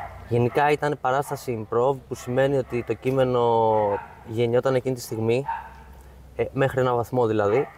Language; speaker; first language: Greek; native; Greek